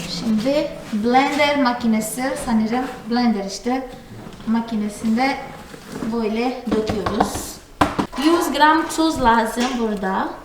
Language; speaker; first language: Turkish; non-native, fluent; Portuguese